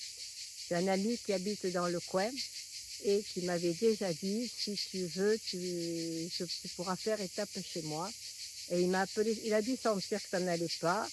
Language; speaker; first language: French; native; French